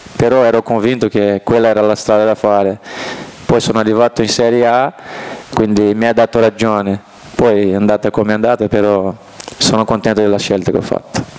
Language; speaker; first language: Italian; non-native, fluent; Portuguese